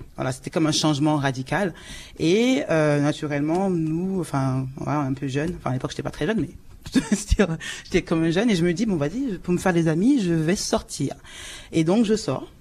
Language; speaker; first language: French; native; French